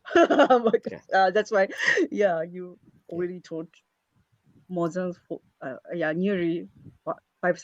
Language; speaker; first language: English; non-native, learner; Japanese